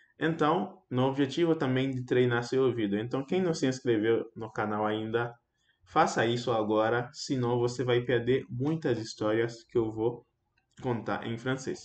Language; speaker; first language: Portuguese; non-native, fluent; Haitian Creole